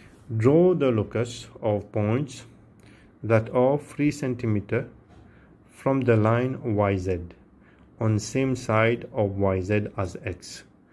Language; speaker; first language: English; non-native, local second language; Morisyen